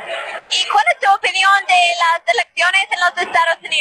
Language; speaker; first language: Spanish; non-native, learner; English